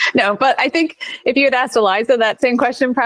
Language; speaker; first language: English; native; English